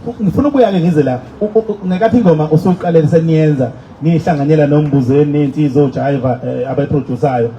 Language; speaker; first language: Zulu; native; Zulu